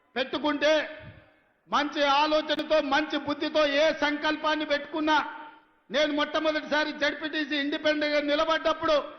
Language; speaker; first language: Telugu; native; Telugu